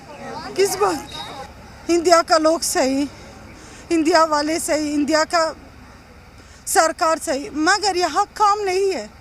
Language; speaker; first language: Hindi; non-native, learner; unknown